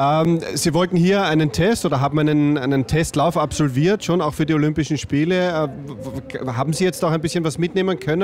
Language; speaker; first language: German; native; German